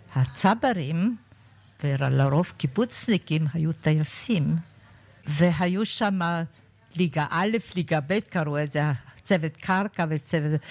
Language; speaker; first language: Hebrew; non-native, fluent; German